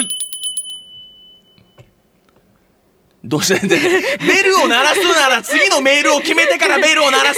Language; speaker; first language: Japanese; native; Japanese